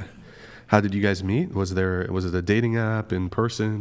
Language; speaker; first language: English; native; English